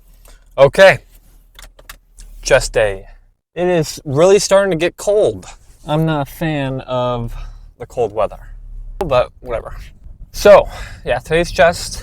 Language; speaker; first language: English; native; English